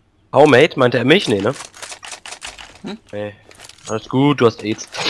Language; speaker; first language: German; native; German